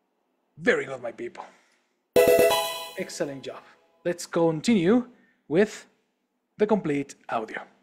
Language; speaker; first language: English; non-native, fluent; Spanish